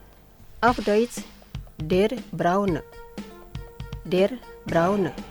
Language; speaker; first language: German; non-native, fluent; Indonesian